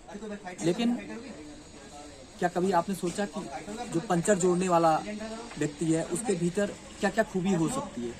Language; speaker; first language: Hindi; native; Hindi